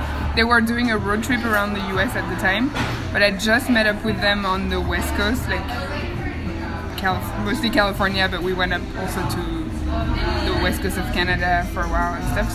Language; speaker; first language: English; non-native, fluent; French